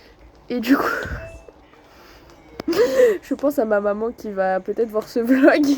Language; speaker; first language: French; native; French